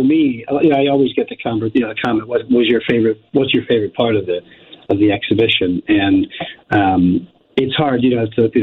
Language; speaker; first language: English; native; English